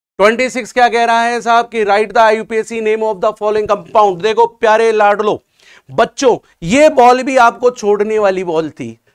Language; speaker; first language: Hindi; native; Hindi